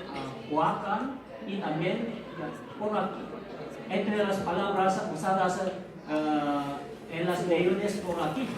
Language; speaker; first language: Spanish; non-native, fluent; Korean